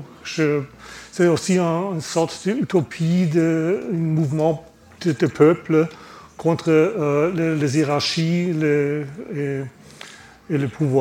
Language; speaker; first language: French; non-native, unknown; German